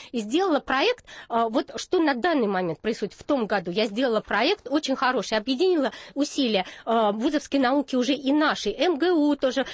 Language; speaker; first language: Russian; native; Russian